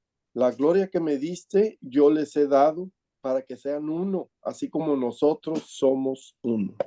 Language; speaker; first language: Spanish; native; Spanish